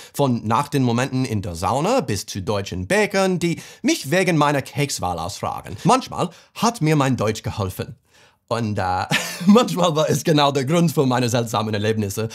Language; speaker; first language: German; non-native, fluent; English